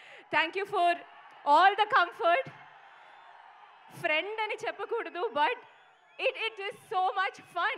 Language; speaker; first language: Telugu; non-native, local second language; Malayalam